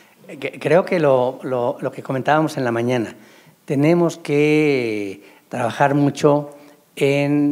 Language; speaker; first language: Spanish; native; Spanish